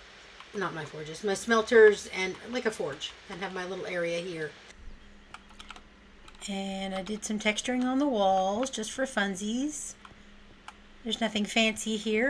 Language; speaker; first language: English; native; English